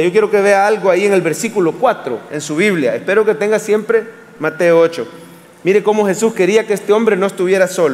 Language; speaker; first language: Spanish; native; Spanish